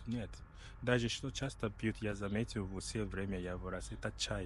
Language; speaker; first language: Russian; non-native, learner; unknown